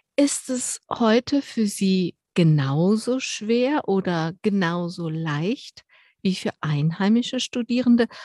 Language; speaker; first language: German; native; German